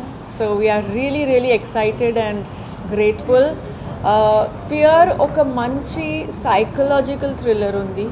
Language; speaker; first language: Telugu; non-native, fluent; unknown